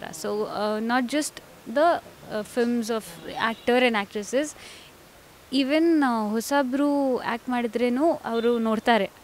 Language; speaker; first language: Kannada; non-native, fluent; Hindi